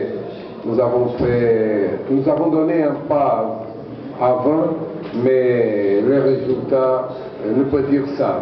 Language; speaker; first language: French; non-native, fluent; Portuguese